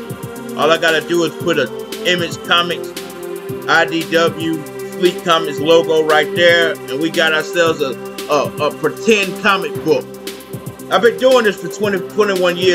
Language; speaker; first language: English; native; English